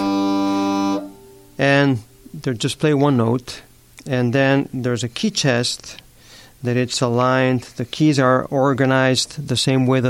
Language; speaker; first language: English; non-native, fluent; Spanish